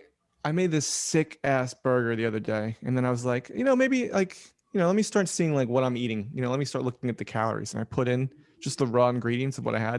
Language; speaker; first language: English; native; English